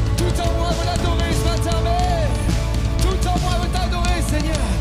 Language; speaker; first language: French; native; French